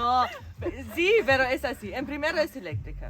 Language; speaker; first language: Spanish; non-native, fluent; German